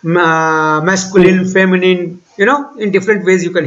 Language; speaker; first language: English; non-native, local second language; Hindi